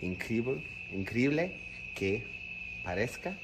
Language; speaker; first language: Spanish; non-native, fluent; English